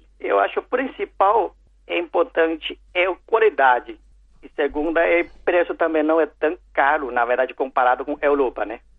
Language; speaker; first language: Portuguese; non-native, learner; Chinese